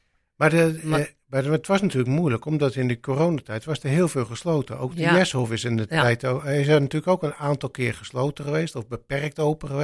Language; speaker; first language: Dutch; native; Dutch